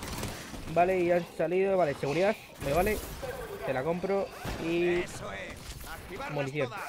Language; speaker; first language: Spanish; native; Spanish